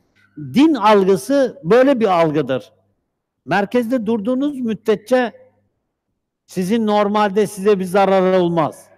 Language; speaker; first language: Turkish; native; Turkish